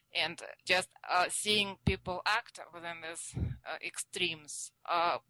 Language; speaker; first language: English; non-native, fluent; Russian